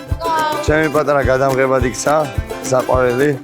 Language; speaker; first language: Georgian; native; Georgian